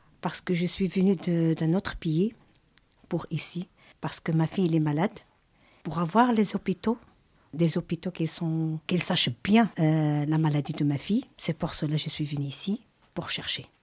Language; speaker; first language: French; non-native, learner; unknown